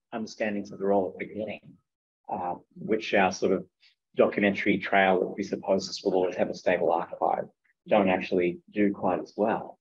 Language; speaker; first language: English; native; English